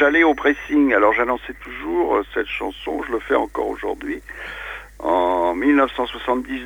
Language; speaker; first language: French; native; French